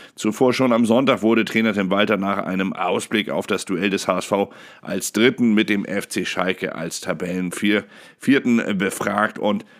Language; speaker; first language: German; native; German